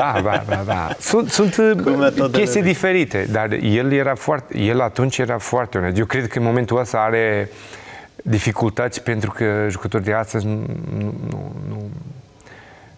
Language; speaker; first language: Romanian; non-native, learner; Portuguese